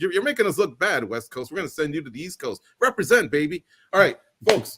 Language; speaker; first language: English; native; English